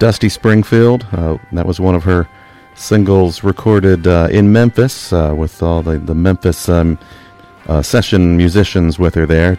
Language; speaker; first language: English; native; English